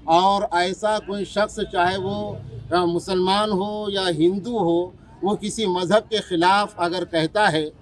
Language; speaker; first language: Urdu; native; Urdu